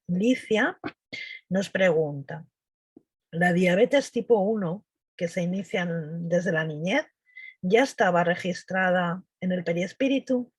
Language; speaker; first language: Spanish; native; Spanish